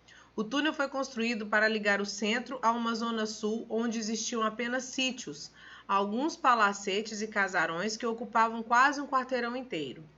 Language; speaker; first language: Portuguese; native; Portuguese